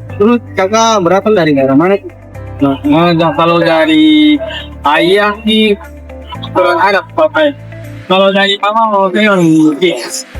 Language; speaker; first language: Indonesian; native; Indonesian